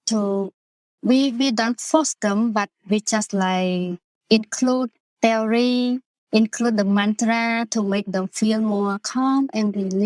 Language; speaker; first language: English; non-native, learner; Khmer